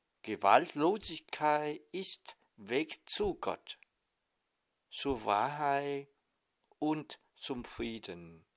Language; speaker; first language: German; non-native, fluent; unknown